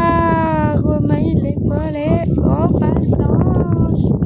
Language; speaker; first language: French; native; French